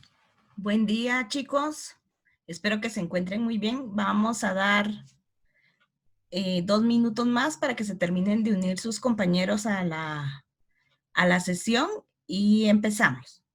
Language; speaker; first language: Spanish; native; Spanish